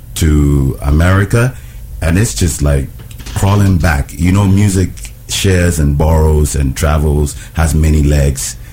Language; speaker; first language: English; non-native, local second language; Ewe